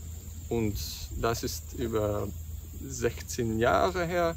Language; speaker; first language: German; non-native, learner; English